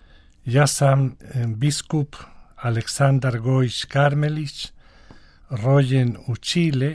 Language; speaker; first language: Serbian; early bilingual, heritage; Spanish